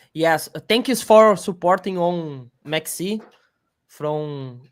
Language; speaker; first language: English; non-native, learner; Portuguese